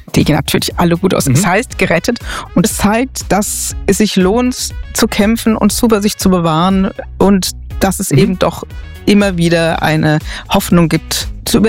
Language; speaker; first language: German; native; German